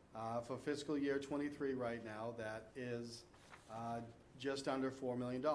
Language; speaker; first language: English; native; English